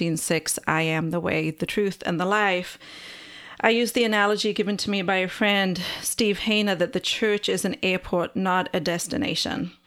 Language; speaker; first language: English; native; English